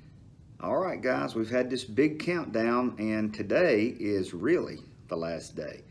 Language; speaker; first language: English; native; English